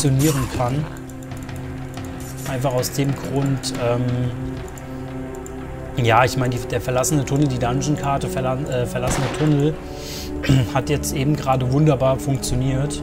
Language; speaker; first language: German; native; German